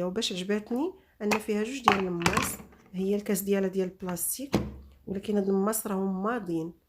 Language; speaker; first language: Arabic; native; Arabic